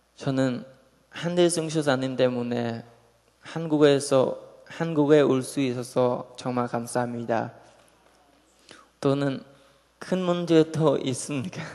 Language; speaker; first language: Korean; non-native, learner; Khmer